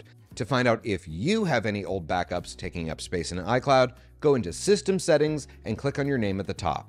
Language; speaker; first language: English; native; English